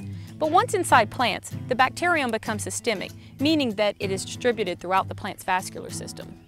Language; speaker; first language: English; native; English